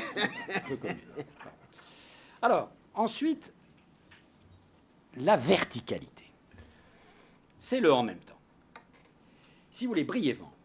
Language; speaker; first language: French; native; French